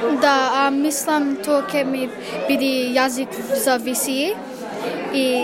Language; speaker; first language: Macedonian; early bilingual, heritage; Macedonian